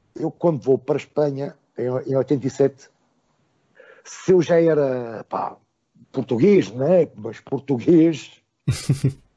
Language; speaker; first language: Portuguese; native; Portuguese